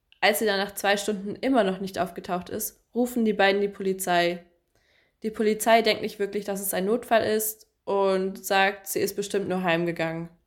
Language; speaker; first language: German; native; German